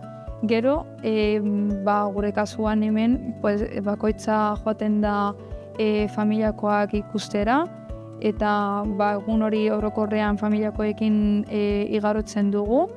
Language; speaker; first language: Basque; early bilingual, other home language; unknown